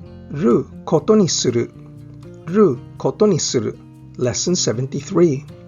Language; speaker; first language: Japanese; non-native, fluent; English